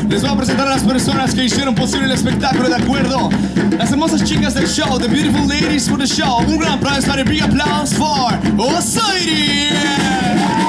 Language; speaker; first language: Spanish; native; Spanish